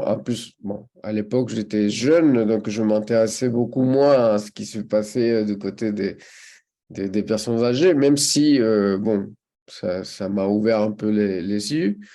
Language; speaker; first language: French; non-native, fluent; Spanish